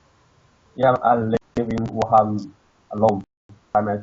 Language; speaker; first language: English; non-native, learner; Chinese